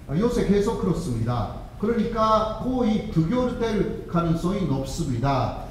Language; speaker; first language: Korean; non-native, fluent; Japanese